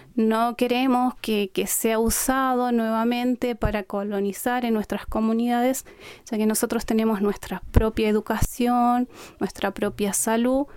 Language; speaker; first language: Spanish; non-native, local second language; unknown